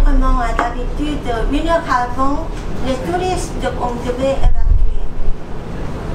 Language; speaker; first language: French; non-native, fluent; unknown